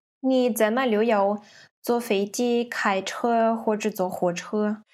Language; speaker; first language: Chinese; non-native, learner; Russian